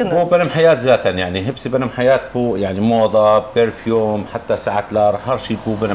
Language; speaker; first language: Turkish; non-native, learner; Arabic